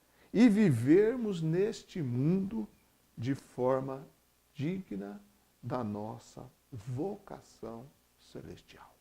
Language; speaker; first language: Portuguese; native; Portuguese